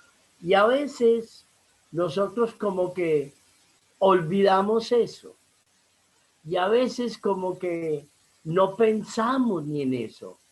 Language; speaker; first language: Spanish; native; Spanish